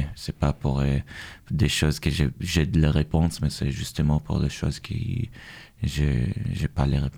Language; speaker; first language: French; non-native, fluent; Hebrew